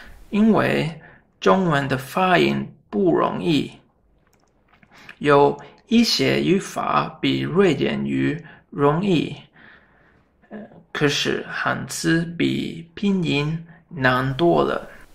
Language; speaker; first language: Chinese; non-native, learner; Swedish